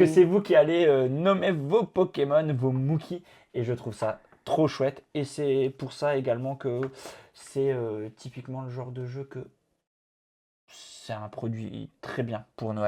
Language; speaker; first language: French; native; French